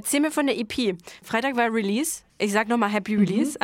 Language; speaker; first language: German; native; German